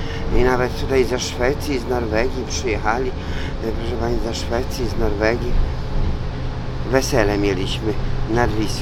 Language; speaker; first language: Polish; native; Polish